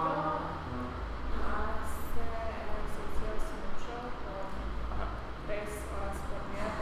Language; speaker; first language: Spanish; non-native, learner; English